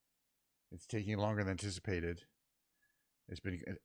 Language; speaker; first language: English; native; English